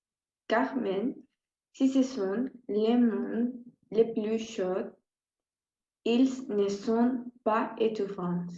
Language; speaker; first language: French; non-native, learner; Spanish